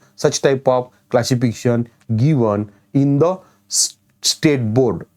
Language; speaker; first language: English; non-native, local second language; Marathi